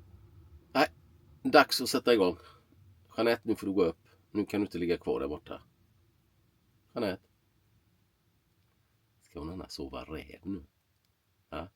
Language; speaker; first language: Swedish; native; Swedish